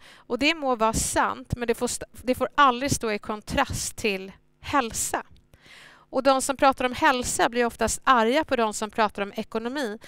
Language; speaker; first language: Swedish; early bilingual, other home language; Thai